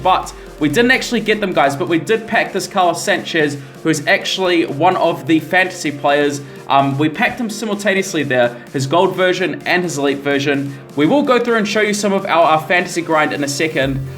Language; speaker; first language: English; native; English